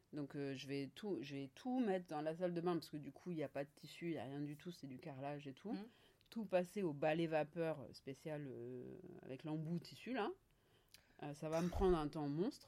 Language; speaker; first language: French; native; French